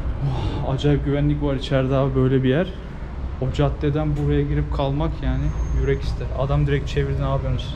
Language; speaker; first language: Turkish; native; Turkish